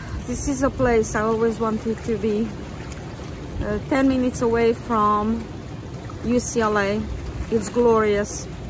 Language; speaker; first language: English; non-native, fluent; Romanian